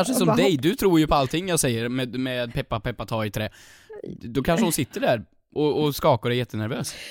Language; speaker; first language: Swedish; native; Swedish